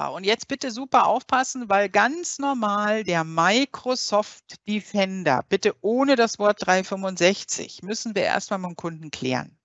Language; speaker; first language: German; native; German